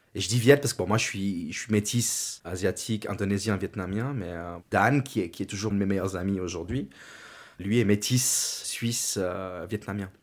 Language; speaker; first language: French; native; French